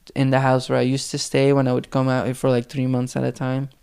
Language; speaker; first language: English; non-native, fluent; Dutch